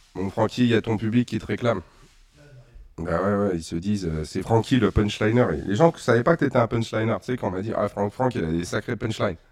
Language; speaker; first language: French; native; French